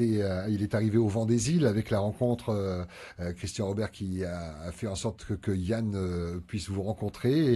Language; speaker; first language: French; native; French